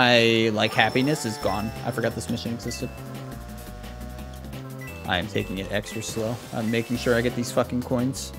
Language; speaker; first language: English; native; English